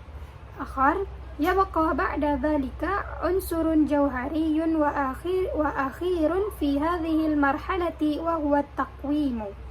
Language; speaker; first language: Arabic; non-native, learner; Indonesian